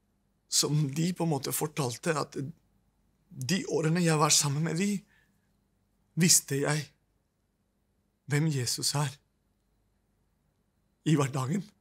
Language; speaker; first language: Norwegian; non-native, fluent; Spanish